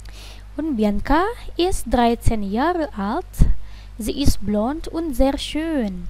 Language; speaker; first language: German; non-native, fluent; Indonesian